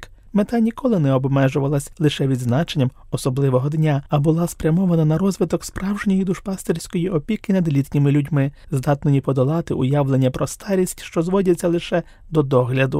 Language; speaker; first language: Ukrainian; native; Ukrainian